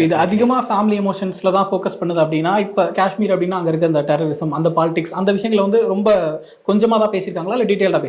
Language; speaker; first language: Tamil; native; Tamil